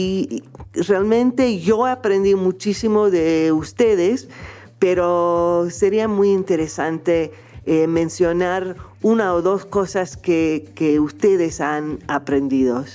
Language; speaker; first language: Spanish; non-native, fluent; English